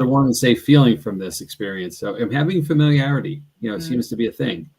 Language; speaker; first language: English; native; English